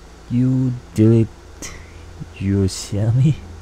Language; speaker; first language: English; non-native, learner; Korean